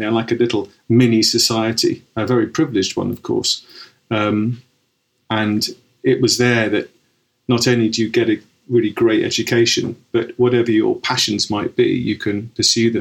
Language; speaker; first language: English; native; English